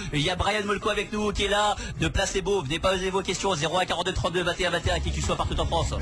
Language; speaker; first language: French; native; French